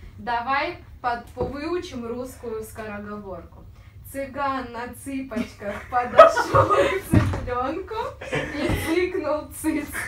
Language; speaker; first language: Russian; native; Russian